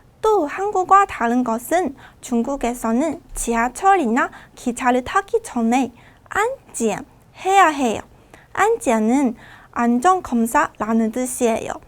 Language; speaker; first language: Korean; non-native, fluent; Chinese